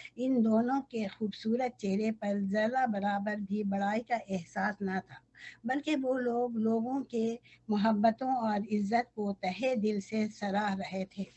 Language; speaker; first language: Urdu; native; Urdu